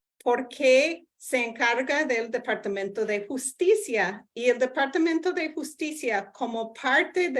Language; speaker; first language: Spanish; non-native, fluent; English